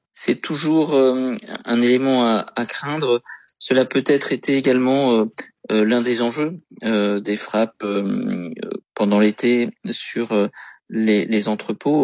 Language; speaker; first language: French; native; French